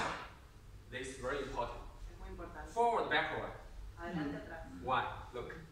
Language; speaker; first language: English; non-native, learner; Chinese